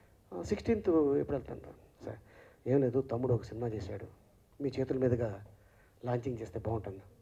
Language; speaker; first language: Telugu; native; Telugu